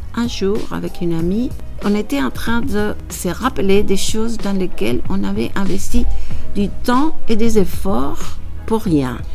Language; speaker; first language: French; non-native, fluent; Spanish